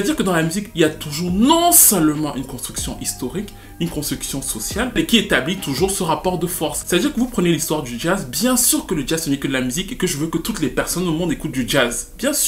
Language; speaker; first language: French; native; French